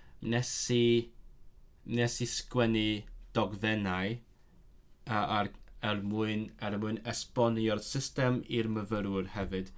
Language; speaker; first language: Welsh; non-native, learner; Cantonese